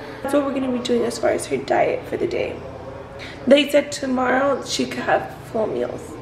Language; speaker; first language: English; early bilingual, other home language; Spanish